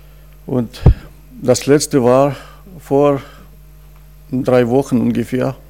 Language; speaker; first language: German; non-native, fluent; Russian